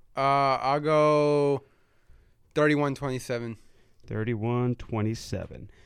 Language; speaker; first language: English; native; English